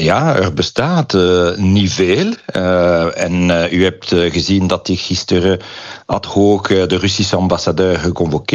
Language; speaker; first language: Dutch; non-native, local second language; French